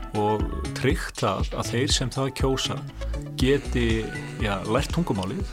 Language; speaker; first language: Icelandic; native; Icelandic